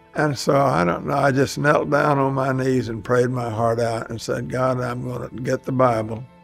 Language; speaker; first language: English; native; English